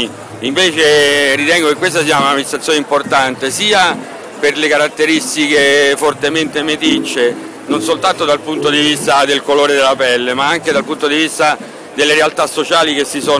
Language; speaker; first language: Italian; native; Italian